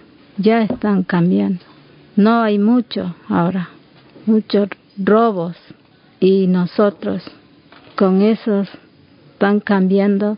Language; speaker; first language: Spanish; non-native, local second language; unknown